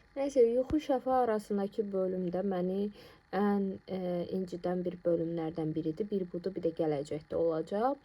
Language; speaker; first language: Azerbaijani; non-native, local second language; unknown